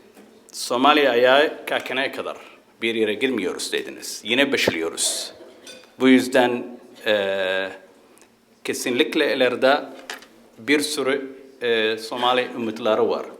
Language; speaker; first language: Turkish; non-native, fluent; Somali